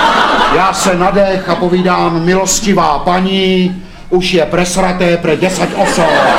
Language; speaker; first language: Czech; native; Czech